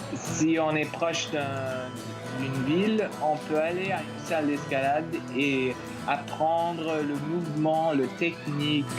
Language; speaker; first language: French; non-native, local second language; English